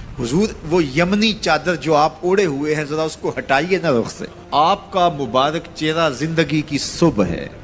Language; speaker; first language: Urdu; non-native, local second language; Punjabi